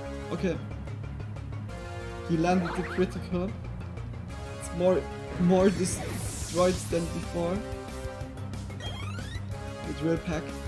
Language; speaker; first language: English; non-native, fluent; Swiss German